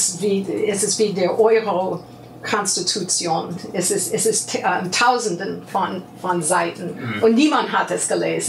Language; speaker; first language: German; non-native, fluent; English